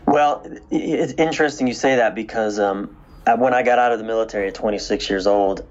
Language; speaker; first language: English; native; English